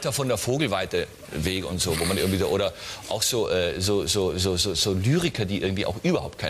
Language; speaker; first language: German; native; German